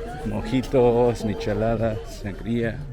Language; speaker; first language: Spanish; early bilingual, heritage; English